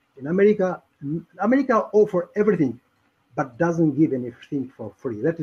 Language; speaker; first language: English; non-native, fluent; Albanian